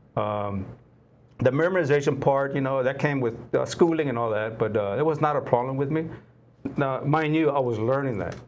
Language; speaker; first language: English; native; English